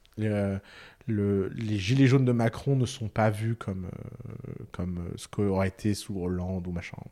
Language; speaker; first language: French; early bilingual, other home language; Arabic